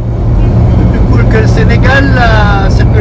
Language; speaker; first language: French; native; French